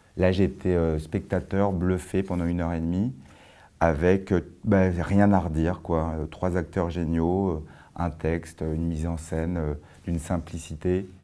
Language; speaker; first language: French; native; French